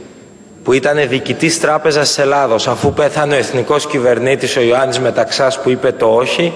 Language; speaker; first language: Greek; native; Greek